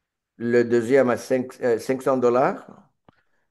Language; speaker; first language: French; non-native, learner; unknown